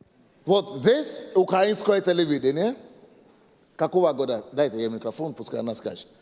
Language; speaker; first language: Russian; non-native, fluent; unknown